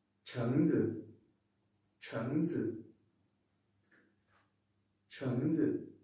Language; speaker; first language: Chinese; non-native, fluent; Kazakh